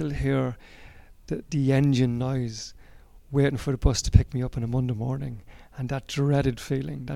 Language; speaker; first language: English; native; English